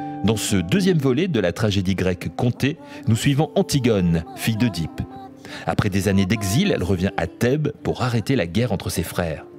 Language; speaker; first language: French; native; French